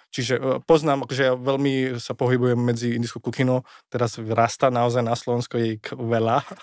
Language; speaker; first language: Slovak; non-native, fluent; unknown